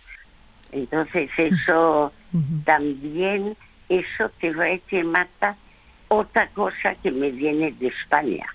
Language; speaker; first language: Spanish; early bilingual, other home language; French